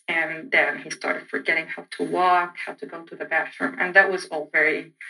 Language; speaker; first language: English; non-native, fluent; Arabic